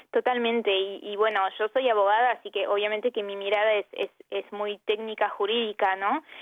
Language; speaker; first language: Spanish; early bilingual, heritage; Spanish